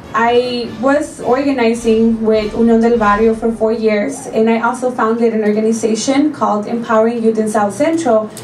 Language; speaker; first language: English; early bilingual, other home language; Spanish